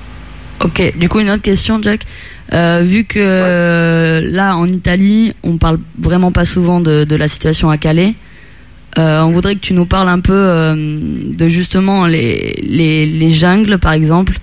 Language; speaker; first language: French; non-native, fluent; Italian